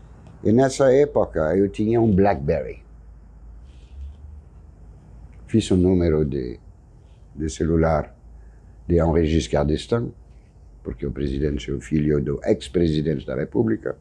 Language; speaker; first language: Portuguese; non-native, fluent; French